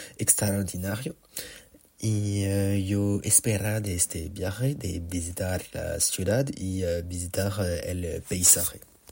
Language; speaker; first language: Spanish; non-native, learner; French